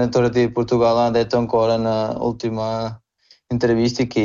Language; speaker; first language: Italian; non-native, learner; Portuguese